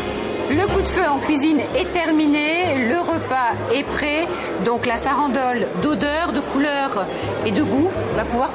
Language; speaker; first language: French; native; French